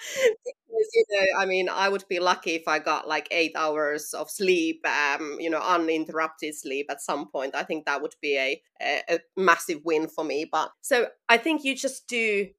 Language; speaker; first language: English; non-native, fluent; Finnish